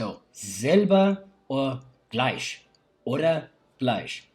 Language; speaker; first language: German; non-native, learner; English